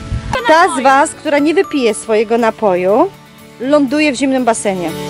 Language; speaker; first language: Polish; native; Polish